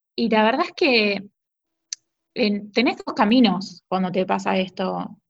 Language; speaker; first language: Spanish; native; Spanish